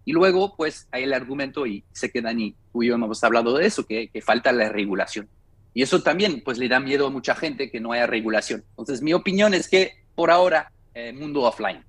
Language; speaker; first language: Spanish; non-native, fluent; French